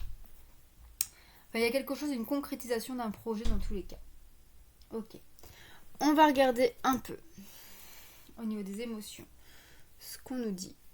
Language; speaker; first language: French; native; French